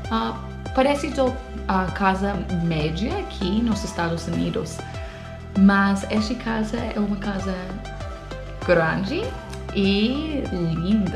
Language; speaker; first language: Portuguese; non-native, learner; English